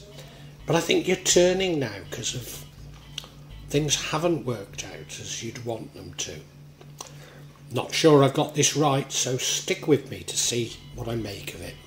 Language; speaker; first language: English; native; English